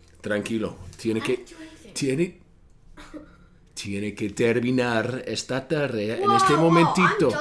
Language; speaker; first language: Spanish; non-native, fluent; English